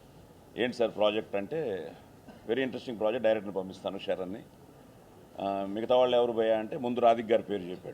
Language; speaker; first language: Telugu; native; Telugu